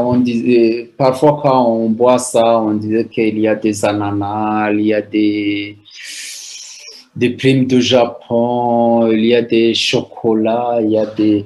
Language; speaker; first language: French; non-native, local second language; Rundi